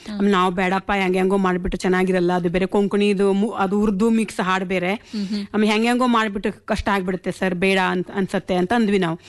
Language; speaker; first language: Kannada; non-native, local second language; Konkani